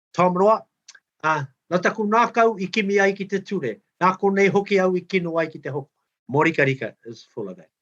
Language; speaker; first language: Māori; native; Māori